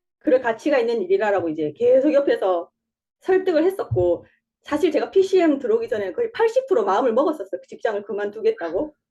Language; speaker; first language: Korean; native; Korean